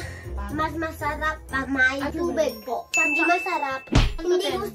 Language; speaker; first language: Filipino; early bilingual, heritage; Filipino